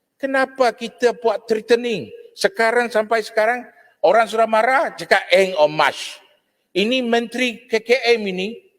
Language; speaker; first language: Malay; non-native, local second language; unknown